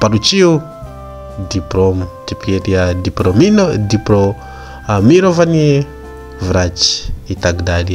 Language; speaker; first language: Russian; non-native, learner; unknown